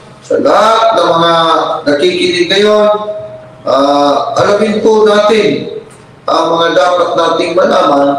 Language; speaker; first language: Filipino; non-native, local second language; Masbatenyo